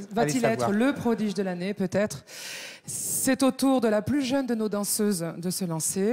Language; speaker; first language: French; native; French